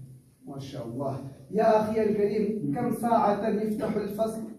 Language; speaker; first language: Arabic; non-native, learner; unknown